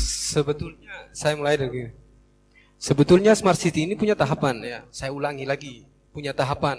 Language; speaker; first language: Indonesian; native; Indonesian